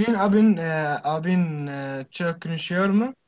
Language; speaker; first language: Turkish; non-native, learner; Arabic